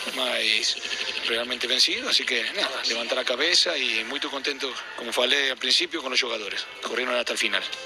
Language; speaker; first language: Portuguese; non-native, fluent; Spanish